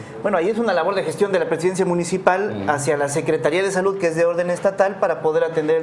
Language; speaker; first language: Spanish; native; Spanish